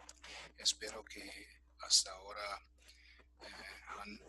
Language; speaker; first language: Spanish; non-native, fluent; German